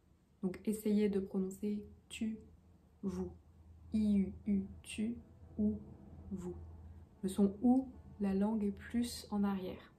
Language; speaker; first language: French; native; French